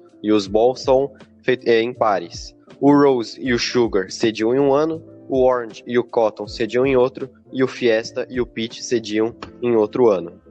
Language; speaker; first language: Portuguese; native; Portuguese